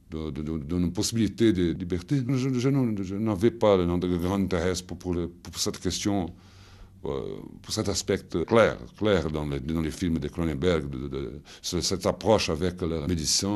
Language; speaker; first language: French; non-native, fluent; Portuguese